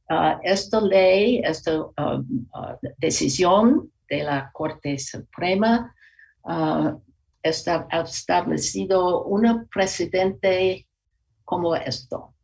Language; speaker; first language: Spanish; non-native, learner; English